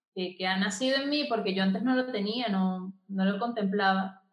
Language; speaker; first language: Spanish; native; Spanish